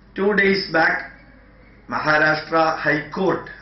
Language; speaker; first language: English; non-native, local second language; Malayalam